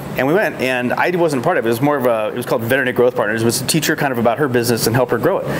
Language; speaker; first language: English; native; English